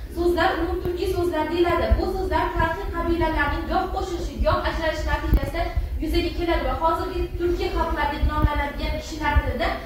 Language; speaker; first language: Uzbek; non-native, local second language; Kara-Kalpak